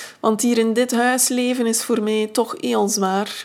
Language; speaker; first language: Dutch; native; Dutch